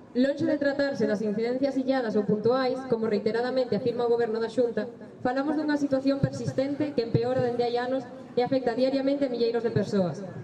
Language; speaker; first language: Galician; native; Galician